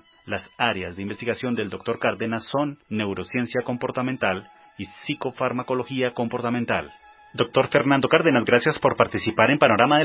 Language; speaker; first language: Spanish; native; Spanish